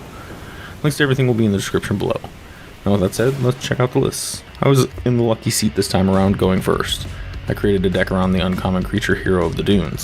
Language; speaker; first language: English; native; English